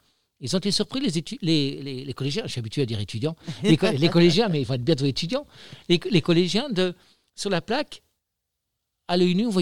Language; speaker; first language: French; native; French